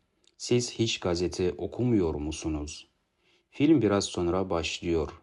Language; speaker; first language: Turkish; non-native, fluent; Kazakh